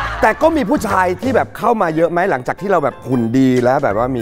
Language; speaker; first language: Thai; native; Thai